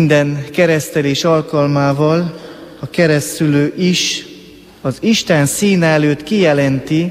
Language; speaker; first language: Hungarian; native; Hungarian